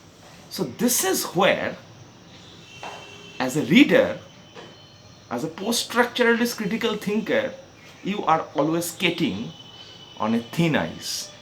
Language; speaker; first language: English; non-native, local second language; Bangla